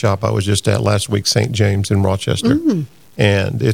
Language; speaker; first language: English; native; English